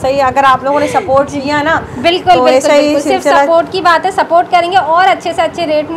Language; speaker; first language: Urdu; native; Urdu